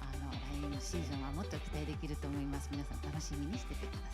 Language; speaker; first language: Japanese; native; Japanese